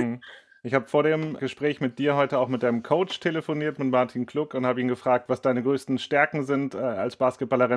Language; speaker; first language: German; native; German